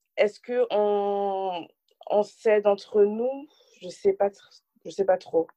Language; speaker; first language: French; native; French